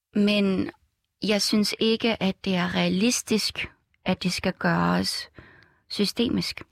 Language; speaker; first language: Danish; non-native, fluent; Vietnamese